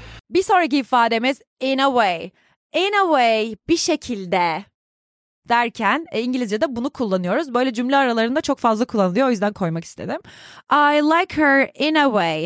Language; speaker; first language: Turkish; native; Turkish